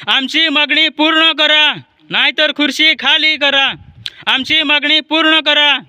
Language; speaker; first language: Marathi; non-native, local second language; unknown